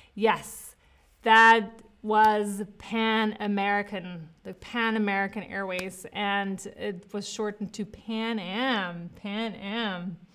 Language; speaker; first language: English; non-native, fluent; German